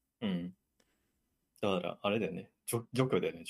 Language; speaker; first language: Japanese; native; Japanese